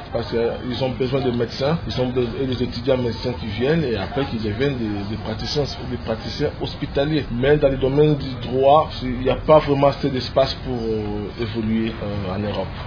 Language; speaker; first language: French; non-native, local second language; Lingala